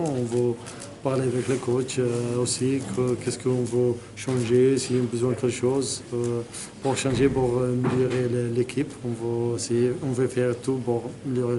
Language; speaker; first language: French; non-native, fluent; Arabic